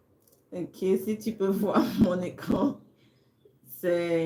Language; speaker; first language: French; non-native, fluent; English